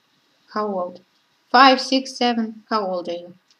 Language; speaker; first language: English; non-native, learner; Russian